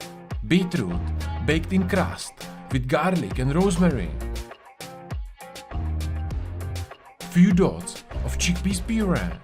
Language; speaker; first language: English; non-native, fluent; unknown